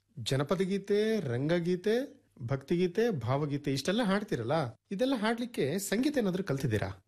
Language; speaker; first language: Kannada; native; Kannada